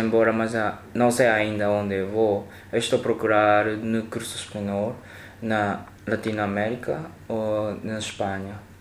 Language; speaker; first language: Portuguese; non-native, learner; Japanese